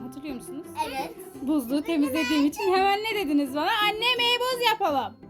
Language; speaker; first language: Turkish; native; Turkish